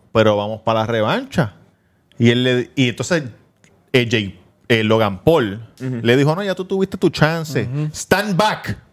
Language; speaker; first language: Spanish; native; Spanish